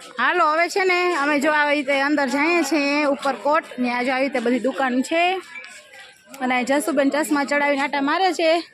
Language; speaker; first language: Gujarati; native; Gujarati